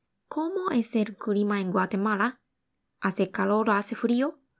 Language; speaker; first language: Spanish; non-native, fluent; Japanese